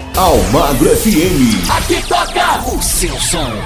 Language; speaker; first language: Portuguese; native; Portuguese